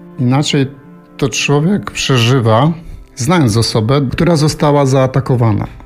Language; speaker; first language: Polish; early bilingual, heritage; Polish